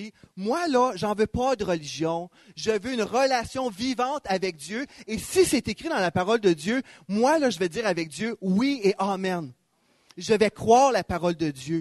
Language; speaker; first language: French; native; French